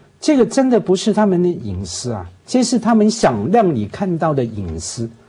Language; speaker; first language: Chinese; non-native, local second language; Cantonese